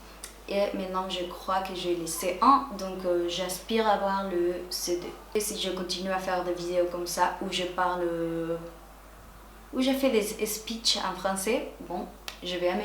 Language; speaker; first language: French; non-native, fluent; Spanish